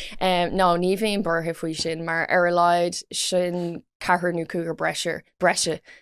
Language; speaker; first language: Irish; non-native, local second language; English